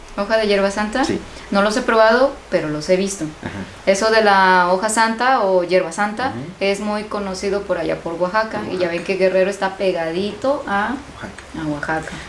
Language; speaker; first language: Spanish; native; Spanish